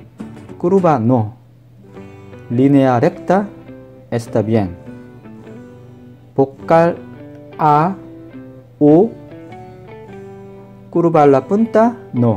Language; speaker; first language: Spanish; non-native, learner; Korean